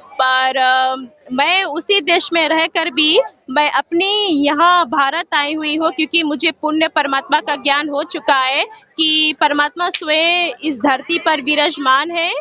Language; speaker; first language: Hindi; native; Hindi